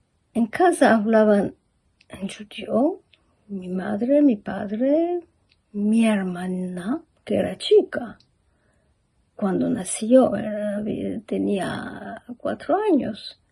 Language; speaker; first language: Spanish; early bilingual, heritage; Ladino